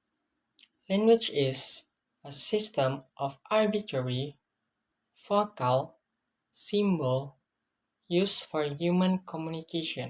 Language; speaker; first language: English; non-native, learner; Indonesian